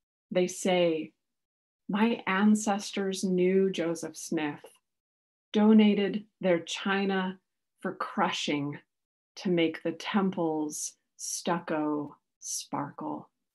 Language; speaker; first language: English; native; English